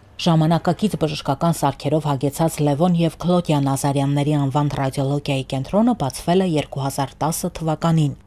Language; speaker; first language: Armenian; native; Armenian